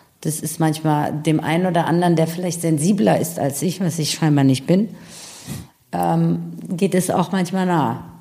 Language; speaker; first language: German; early bilingual, other home language; Persian